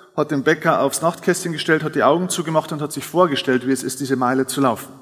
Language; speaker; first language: German; native; German